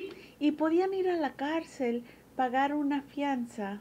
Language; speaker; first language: Spanish; early bilingual, heritage; Spanish